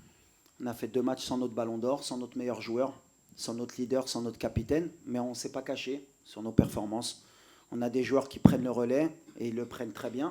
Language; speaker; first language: French; native; French